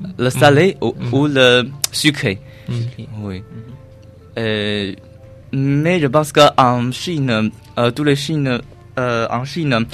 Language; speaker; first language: French; non-native, learner; Chinese